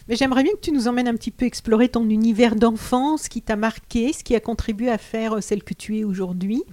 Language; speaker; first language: French; native; French